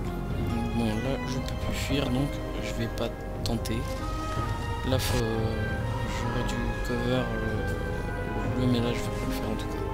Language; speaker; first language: French; native; French